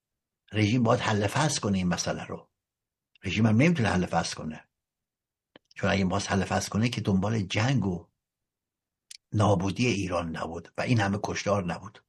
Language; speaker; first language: Persian; native; Persian